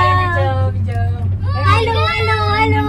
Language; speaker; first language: English; non-native, local second language; Filipino